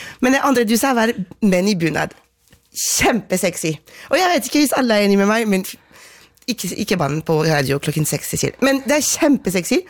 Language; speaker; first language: Norwegian; non-native, fluent; French